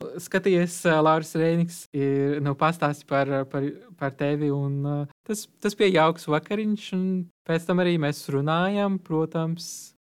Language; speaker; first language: Latvian; non-native, fluent; Turkish